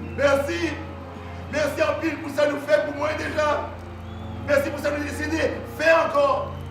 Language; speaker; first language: French; early bilingual, other home language; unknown